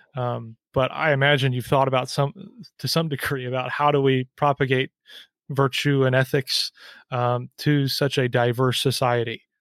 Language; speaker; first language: English; native; English